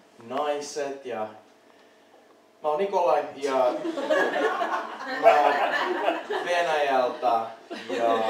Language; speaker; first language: Finnish; non-native, fluent; Russian